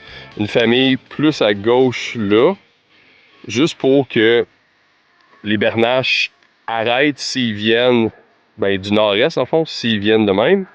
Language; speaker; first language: French; native; French